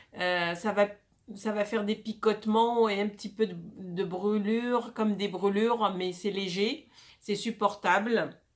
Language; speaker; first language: French; non-native, local second language; Arabic